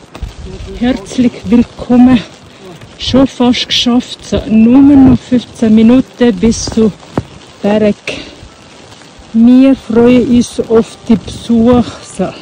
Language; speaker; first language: German; non-native, learner; Tibetan